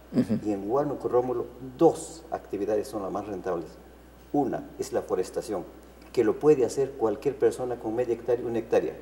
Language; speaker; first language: Spanish; native; Spanish